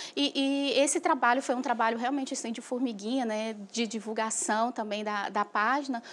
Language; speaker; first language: Portuguese; native; Portuguese